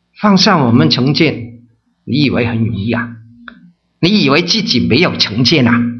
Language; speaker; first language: Chinese; non-native, local second language; Cantonese